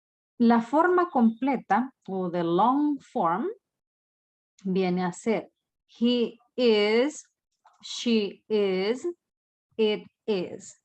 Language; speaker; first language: English; non-native, fluent; Spanish